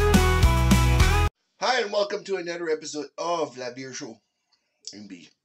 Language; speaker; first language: English; early bilingual, other home language; French